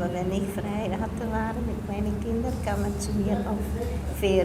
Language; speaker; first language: German; early bilingual, heritage; German